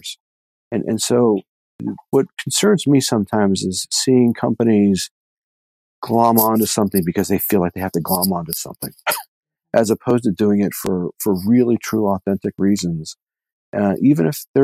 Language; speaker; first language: English; native; English